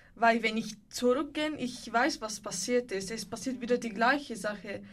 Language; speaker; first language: German; non-native, learner; Bulgarian